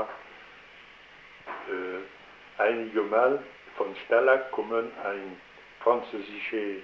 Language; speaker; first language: German; non-native, learner; French